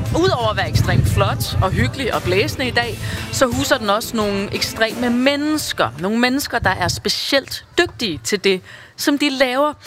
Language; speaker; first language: Danish; native; Danish